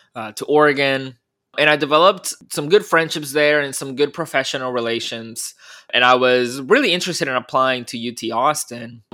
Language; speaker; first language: English; early bilingual, other home language; Spanish